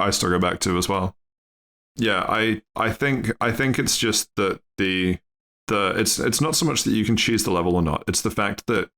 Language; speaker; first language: English; native; English